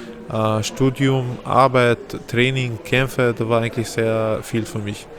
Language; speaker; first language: German; non-native, fluent; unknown